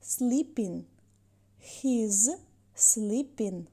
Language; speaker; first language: English; non-native, fluent; Ukrainian